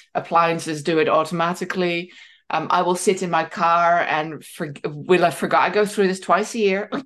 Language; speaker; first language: English; non-native, fluent; Dutch